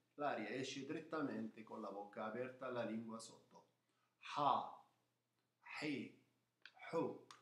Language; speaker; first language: Italian; non-native, fluent; Arabic